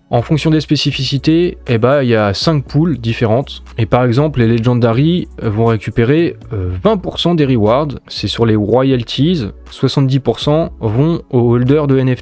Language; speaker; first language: French; native; French